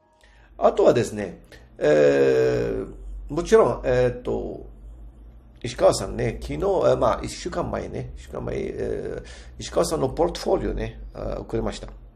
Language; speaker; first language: Japanese; non-native, fluent; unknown